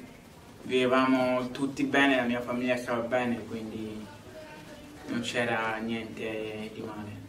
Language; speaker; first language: Italian; early bilingual, other home language; Lingala